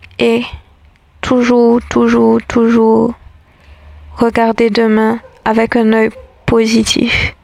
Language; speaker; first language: French; non-native, local second language; Haitian Creole